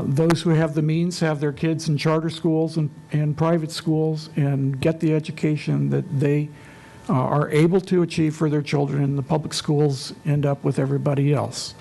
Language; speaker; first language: English; native; English